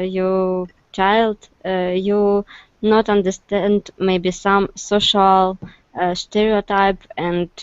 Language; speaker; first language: English; non-native, learner; Russian